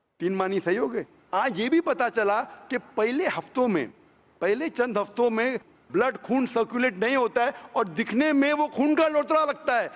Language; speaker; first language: Hindi; non-native, local second language; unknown